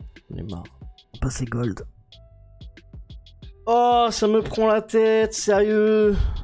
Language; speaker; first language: French; native; French